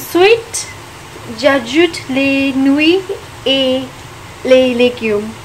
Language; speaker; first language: French; non-native, learner; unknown